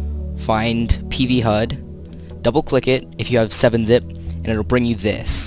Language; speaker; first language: English; native; English